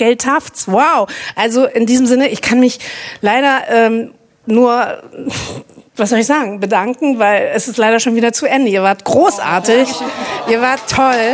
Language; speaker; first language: German; native; German